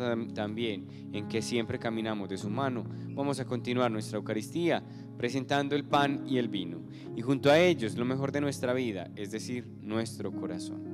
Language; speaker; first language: Spanish; native; Spanish